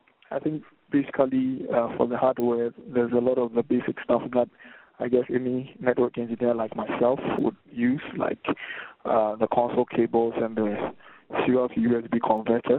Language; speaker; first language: English; non-native, local second language; Akan